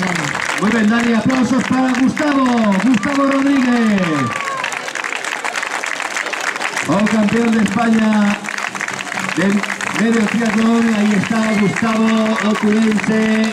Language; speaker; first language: Spanish; non-native, local second language; Galician